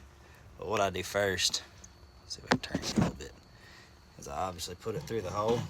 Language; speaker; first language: English; native; English